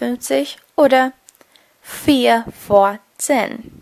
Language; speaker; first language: German; non-native, fluent; Portuguese